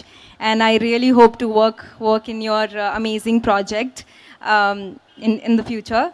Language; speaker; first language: Telugu; non-native, learner; Hindi